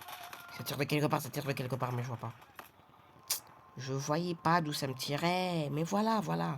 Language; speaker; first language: French; native; French